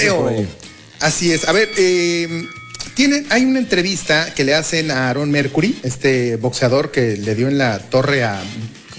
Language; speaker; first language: Spanish; native; Spanish